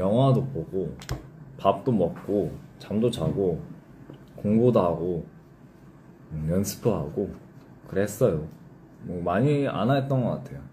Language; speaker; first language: Korean; early bilingual, heritage; English